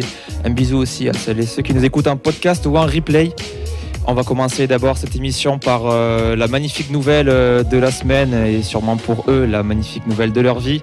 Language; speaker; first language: French; native; French